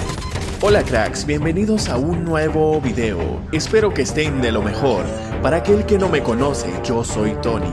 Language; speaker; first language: Spanish; native; Spanish